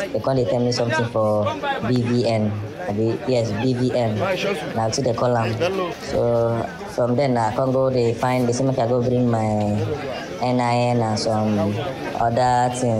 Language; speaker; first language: Nigerian Pidgin; native; Nigerian Pidgin